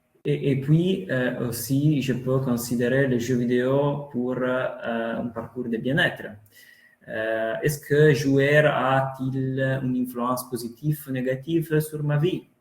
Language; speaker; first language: French; non-native, fluent; Italian